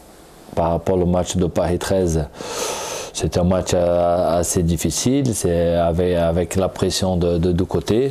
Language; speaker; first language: French; non-native, fluent; Portuguese